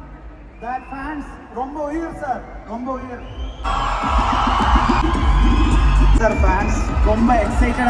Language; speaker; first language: Tamil; non-native, local second language; Malayalam